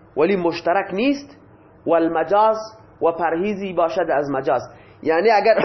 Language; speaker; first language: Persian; non-native, local second language; Baluchi